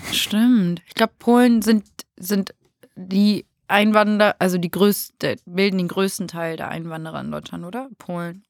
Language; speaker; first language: German; native; German